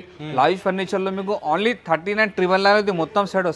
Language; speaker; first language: Telugu; non-native, local second language; Urdu